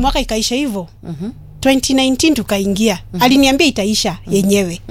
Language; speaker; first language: Swahili; non-native, local second language; Kikuyu